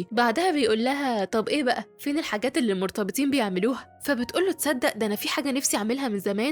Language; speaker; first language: Arabic; native; Arabic